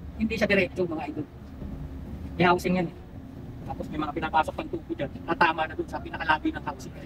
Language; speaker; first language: Filipino; native; Filipino